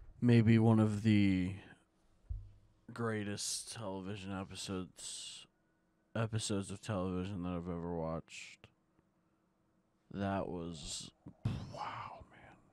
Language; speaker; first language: English; native; English